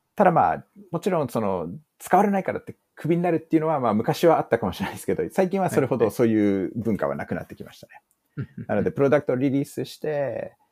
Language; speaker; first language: Japanese; early bilingual, heritage; English